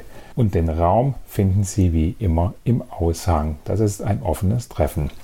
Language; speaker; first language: German; native; German